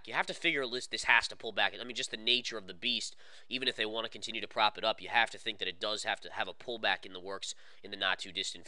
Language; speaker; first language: English; native; English